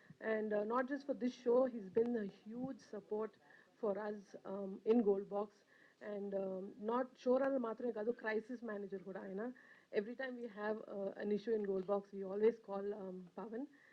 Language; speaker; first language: English; non-native, local second language; Telugu